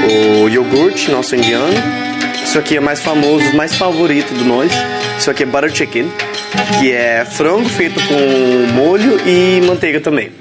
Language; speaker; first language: Portuguese; non-native, fluent; Hindi